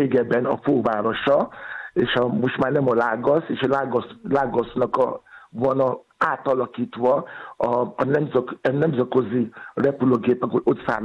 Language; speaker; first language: Hungarian; non-native, learner; Yoruba